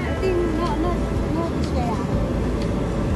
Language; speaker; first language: English; non-native, local second language; Indonesian